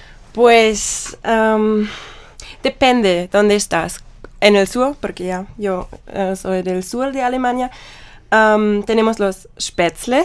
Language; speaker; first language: Spanish; non-native, learner; German